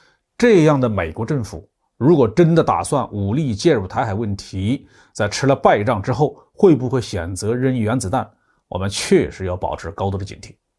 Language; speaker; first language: Chinese; native; Chinese